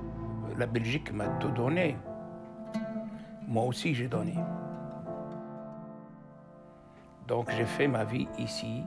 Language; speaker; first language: French; non-native, local second language; Arabic